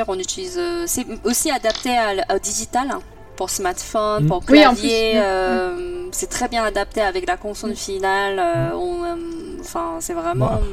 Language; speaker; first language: French; non-native, fluent; Korean